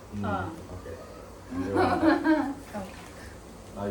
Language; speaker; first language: English; non-native, learner; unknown